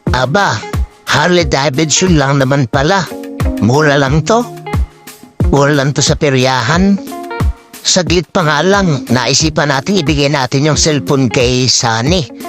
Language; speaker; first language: Filipino; native; Filipino